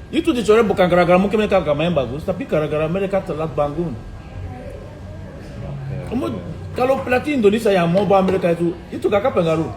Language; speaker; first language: Indonesian; non-native, fluent; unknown